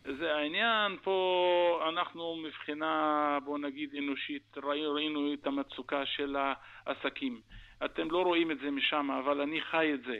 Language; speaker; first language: Hebrew; non-native, local second language; Arabic